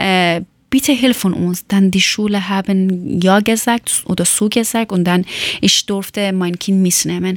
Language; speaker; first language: German; non-native, learner; Persian